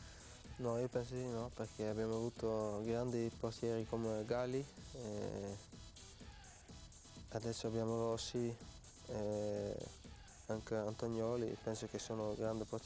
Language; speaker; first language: Italian; non-native, fluent; Dutch